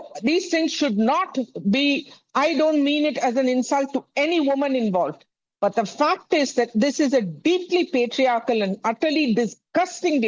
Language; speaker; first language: English; non-native, local second language; Tamil